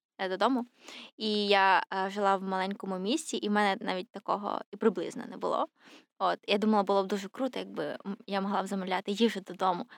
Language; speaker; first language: Ukrainian; native; Ukrainian